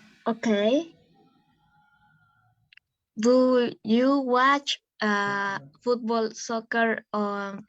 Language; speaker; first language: English; non-native, learner; Spanish